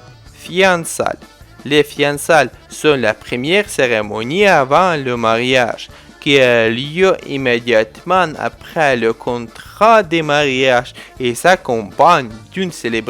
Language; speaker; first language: French; non-native, fluent; Ukrainian